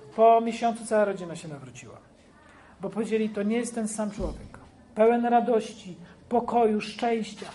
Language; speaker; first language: Polish; native; Polish